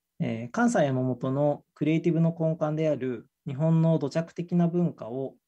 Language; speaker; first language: Japanese; native; Japanese